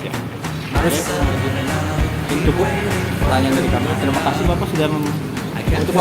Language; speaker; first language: Indonesian; native; Indonesian